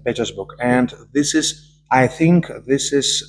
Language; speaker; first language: English; non-native, learner; Russian